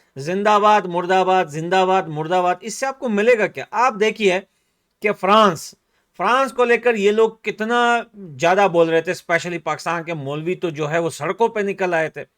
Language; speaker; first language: Hindi; native; Hindi